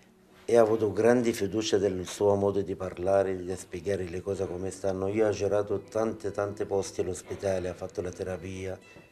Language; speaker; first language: Italian; non-native, learner; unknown